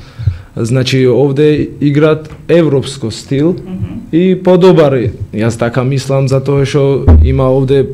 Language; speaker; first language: Macedonian; non-native, learner; Georgian